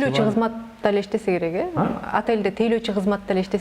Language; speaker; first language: Kyrgyz; native; Kyrgyz